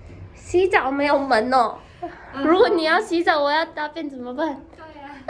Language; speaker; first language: Chinese; non-native, learner; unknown